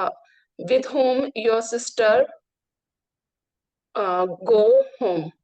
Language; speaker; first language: English; non-native, learner; Hindi